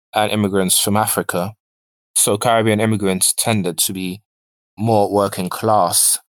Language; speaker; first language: English; early bilingual, other home language; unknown